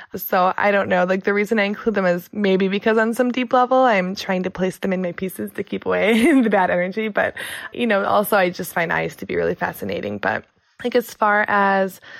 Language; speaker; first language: English; native; English